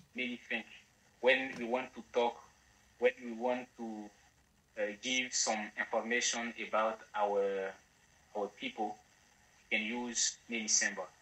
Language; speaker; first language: English; non-native, learner; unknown